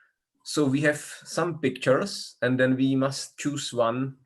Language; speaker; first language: English; non-native, learner; Czech